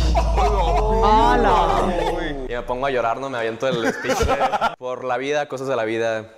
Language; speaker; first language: Spanish; native; Spanish